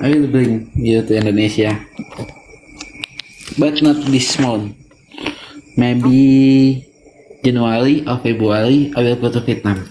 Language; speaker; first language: English; non-native, learner; Indonesian